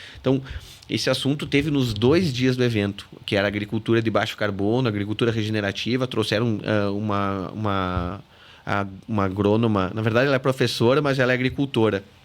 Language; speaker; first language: Portuguese; native; Portuguese